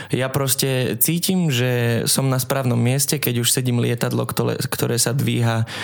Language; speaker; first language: Slovak; native; Slovak